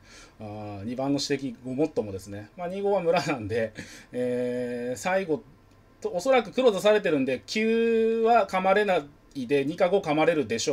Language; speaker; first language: Japanese; native; Japanese